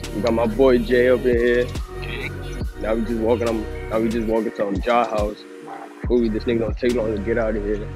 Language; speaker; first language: English; native; English